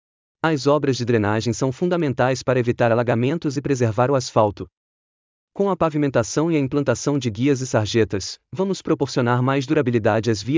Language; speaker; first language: Portuguese; native; Portuguese